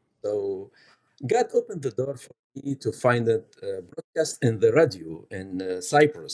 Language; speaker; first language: English; non-native, learner; Arabic